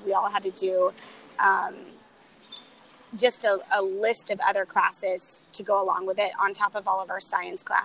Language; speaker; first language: English; native; English